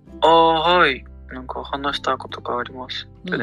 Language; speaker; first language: Japanese; non-native, fluent; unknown